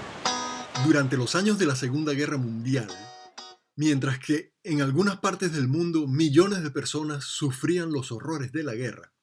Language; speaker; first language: Spanish; native; Spanish